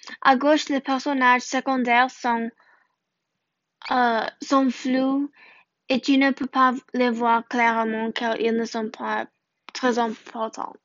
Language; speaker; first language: French; non-native, learner; English